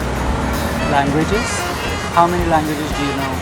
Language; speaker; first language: English; non-native, local second language; Hindi